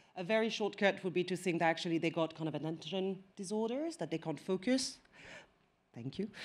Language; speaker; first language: English; non-native, fluent; French